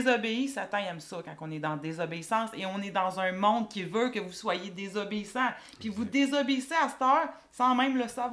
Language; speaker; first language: French; native; French